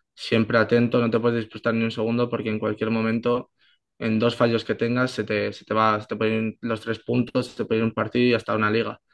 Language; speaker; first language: Spanish; native; Spanish